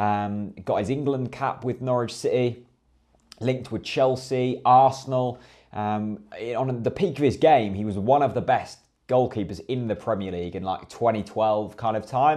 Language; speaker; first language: English; native; English